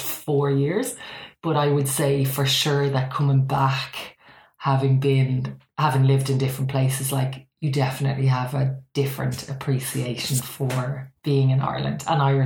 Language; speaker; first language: English; native; English